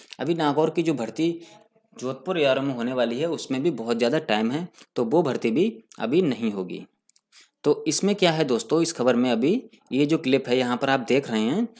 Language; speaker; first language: Hindi; native; Hindi